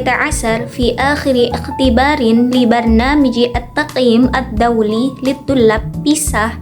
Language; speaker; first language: Arabic; non-native, learner; Indonesian